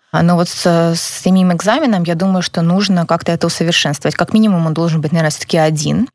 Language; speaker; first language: Russian; native; Russian